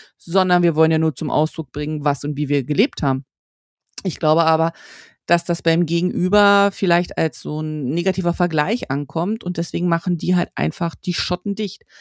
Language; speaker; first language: German; native; German